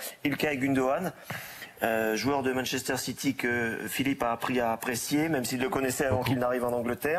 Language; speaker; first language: French; native; French